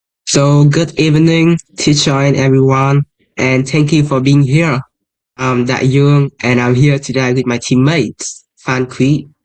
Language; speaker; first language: English; non-native, learner; Vietnamese